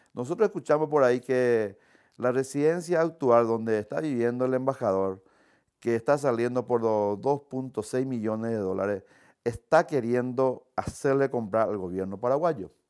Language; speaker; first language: Spanish; native; Spanish